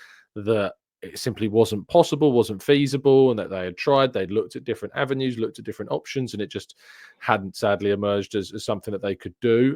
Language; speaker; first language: English; native; English